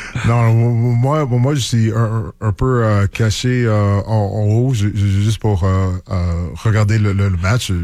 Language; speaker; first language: French; non-native, local second language; English